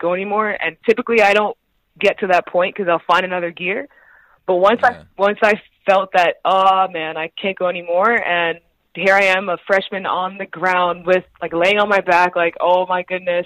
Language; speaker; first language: English; native; English